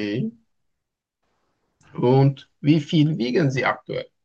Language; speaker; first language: German; non-native, learner; Turkish